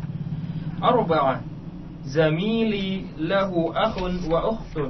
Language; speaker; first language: Arabic; non-native, learner; Indonesian